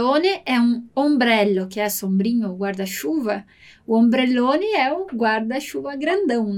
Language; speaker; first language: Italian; non-native, fluent; Portuguese